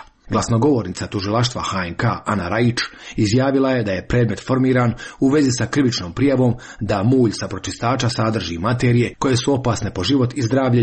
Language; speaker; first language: Serbian; native; Serbian